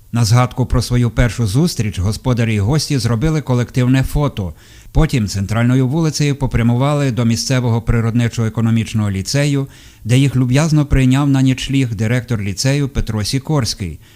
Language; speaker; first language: Ukrainian; native; Ukrainian